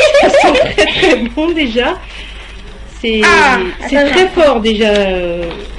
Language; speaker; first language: French; native; French